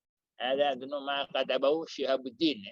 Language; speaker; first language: Arabic; non-native, fluent; Indonesian